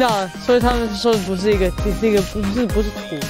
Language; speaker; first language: Chinese; non-native, fluent; English